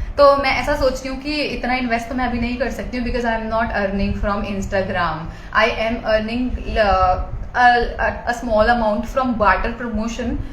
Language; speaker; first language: Hindi; native; Hindi